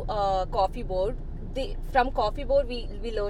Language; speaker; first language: English; non-native, local second language; Kannada